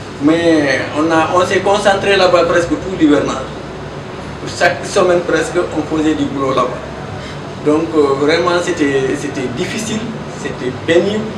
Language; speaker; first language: French; non-native, local second language; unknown